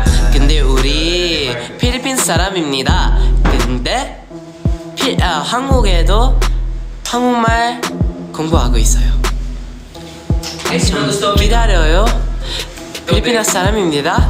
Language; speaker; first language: Korean; non-native, learner; Filipino